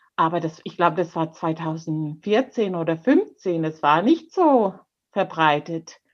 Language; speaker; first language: German; non-native, fluent; English